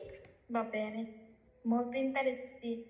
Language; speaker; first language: Italian; non-native, learner; Bangla